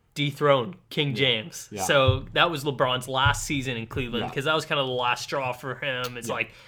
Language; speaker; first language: English; native; English